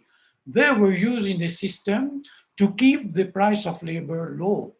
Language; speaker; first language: English; non-native, fluent; French